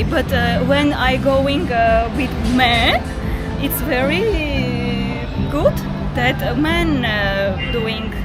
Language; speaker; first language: English; non-native, learner; Armenian